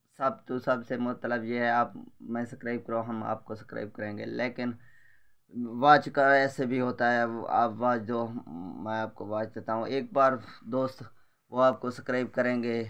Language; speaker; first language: Urdu; non-native, local second language; Saraiki